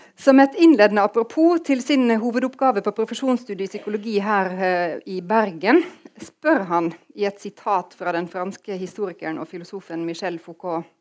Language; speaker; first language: Norwegian; native; Norwegian